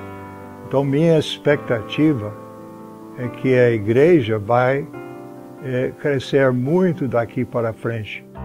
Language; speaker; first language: Portuguese; non-native, fluent; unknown